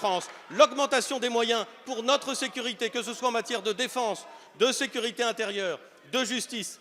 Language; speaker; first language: French; native; French